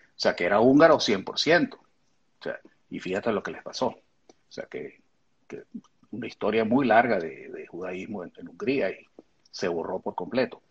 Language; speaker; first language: Spanish; native; Spanish